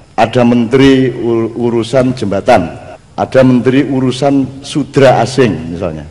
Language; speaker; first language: Indonesian; non-native, local second language; Javanese